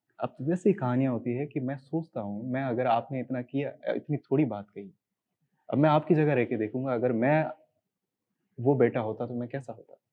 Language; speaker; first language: Hindi; native; Hindi